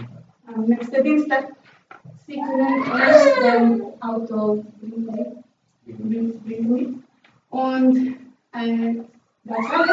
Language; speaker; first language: German; non-native, learner; Spanish